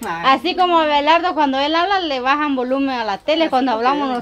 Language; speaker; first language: Spanish; native; Spanish